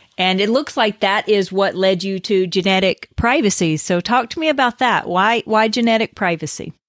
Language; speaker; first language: English; native; English